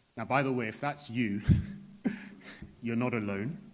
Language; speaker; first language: English; native; English